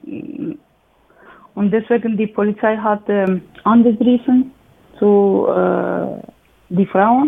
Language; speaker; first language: German; non-native, learner; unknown